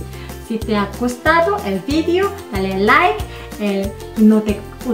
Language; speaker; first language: Spanish; non-native, learner; Korean